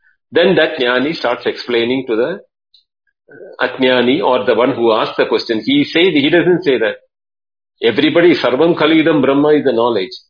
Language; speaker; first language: English; non-native, local second language; Tamil